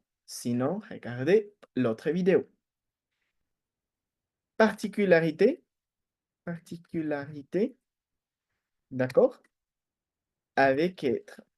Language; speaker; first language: French; non-native, fluent; Spanish